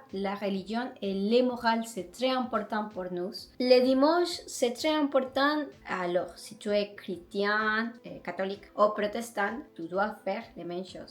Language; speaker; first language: French; non-native, learner; Spanish